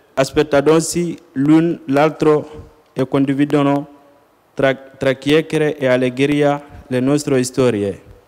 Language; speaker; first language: Italian; non-native, learner; Wolof